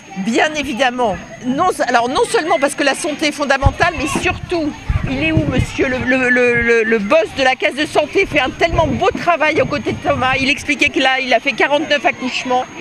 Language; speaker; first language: French; native; French